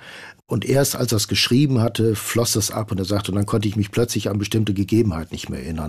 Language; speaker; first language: German; native; German